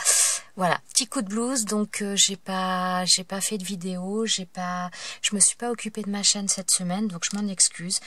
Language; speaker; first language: French; native; French